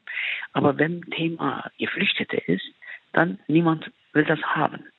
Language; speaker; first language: German; non-native, fluent; Turkish